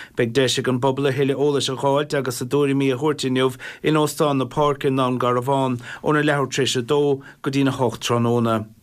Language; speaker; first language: Irish; native; Irish